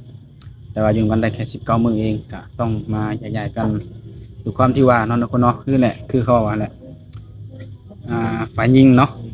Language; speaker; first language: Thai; non-native, local second language; Northeastern Thai